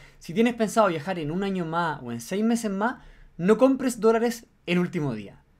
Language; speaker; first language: Spanish; native; Spanish